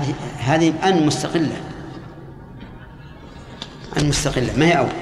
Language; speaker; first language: Arabic; native; Arabic